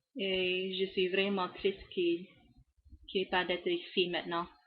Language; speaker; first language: French; non-native, learner; English